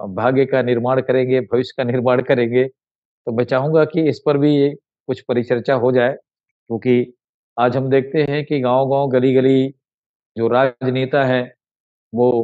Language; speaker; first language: Hindi; native; Hindi